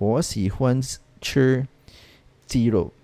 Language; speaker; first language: Chinese; non-native, fluent; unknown